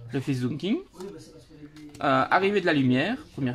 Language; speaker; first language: French; native; French